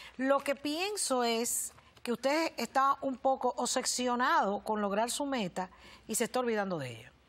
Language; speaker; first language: Spanish; native; Spanish